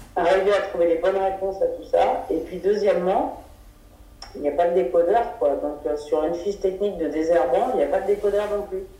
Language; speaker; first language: French; native; French